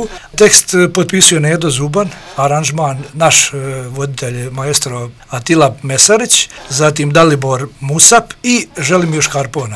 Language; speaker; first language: Serbian; native; Serbian